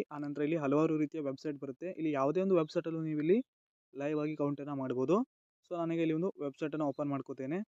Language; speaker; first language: Kannada; native; Kannada